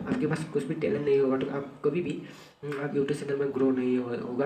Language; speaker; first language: Hindi; non-native, local second language; Bodo